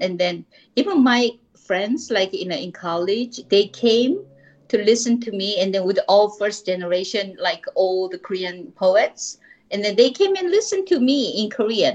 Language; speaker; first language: English; non-native, fluent; Korean